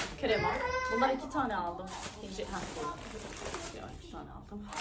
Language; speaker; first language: Turkish; non-native, fluent; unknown